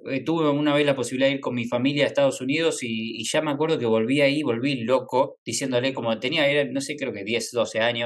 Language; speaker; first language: Spanish; native; Spanish